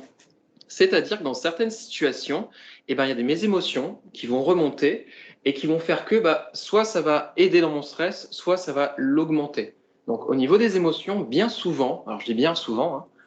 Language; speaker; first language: French; native; French